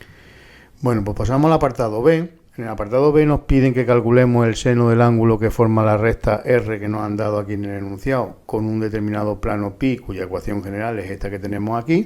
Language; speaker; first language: Spanish; native; Spanish